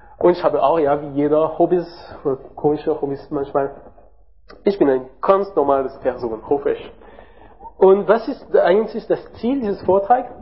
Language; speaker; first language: German; non-native, learner; French